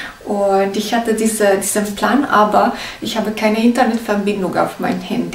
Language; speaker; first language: German; non-native, learner; Italian